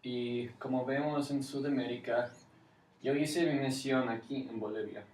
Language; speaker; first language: Spanish; non-native, fluent; English